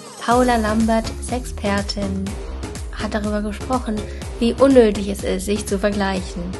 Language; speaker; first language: German; native; German